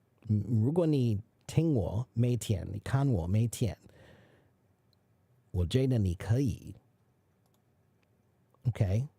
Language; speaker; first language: Chinese; non-native, learner; English